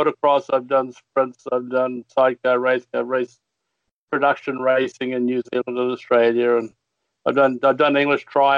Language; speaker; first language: English; native; English